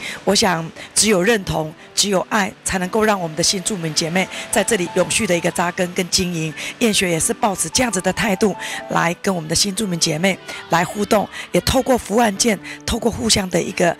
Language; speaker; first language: Chinese; native; Chinese